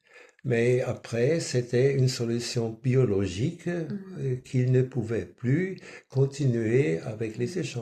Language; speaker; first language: French; non-native, fluent; German